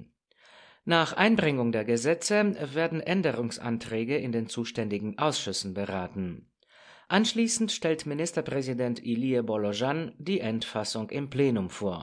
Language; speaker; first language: German; non-native, fluent; Romanian